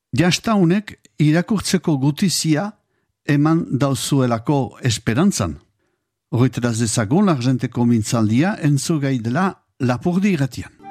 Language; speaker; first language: Basque; native; Basque